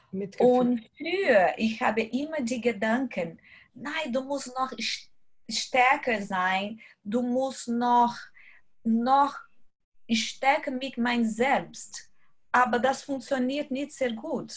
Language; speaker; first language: German; non-native, learner; Portuguese